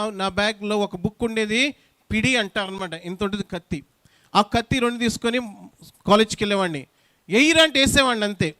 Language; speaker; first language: Telugu; non-native, local second language; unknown